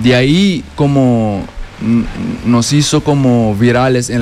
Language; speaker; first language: Spanish; non-native, fluent; Papiamento